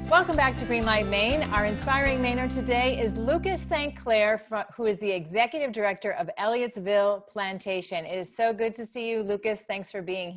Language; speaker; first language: English; native; English